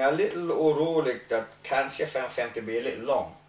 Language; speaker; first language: Swedish; non-native, learner; English